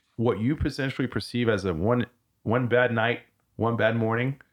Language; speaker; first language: English; early bilingual, other home language; French